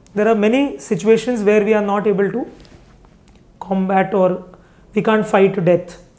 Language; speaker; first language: English; non-native, local second language; Hindi